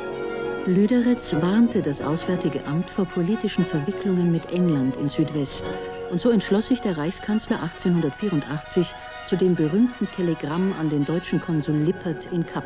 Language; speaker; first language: German; native; German